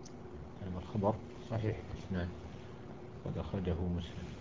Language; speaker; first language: Arabic; native; Arabic